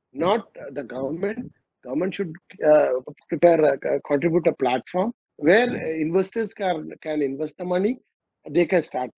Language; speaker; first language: English; non-native, local second language; Malayalam